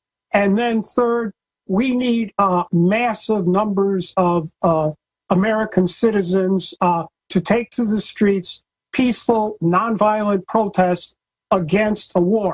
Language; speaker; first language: English; native; English